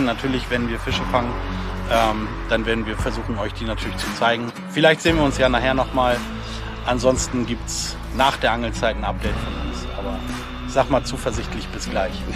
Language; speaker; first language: German; native; German